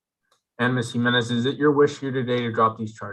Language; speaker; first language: English; native; English